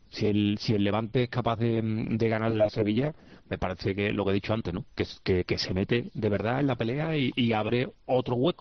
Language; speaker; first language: Spanish; native; Spanish